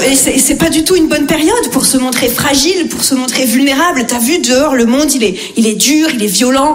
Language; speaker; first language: French; native; French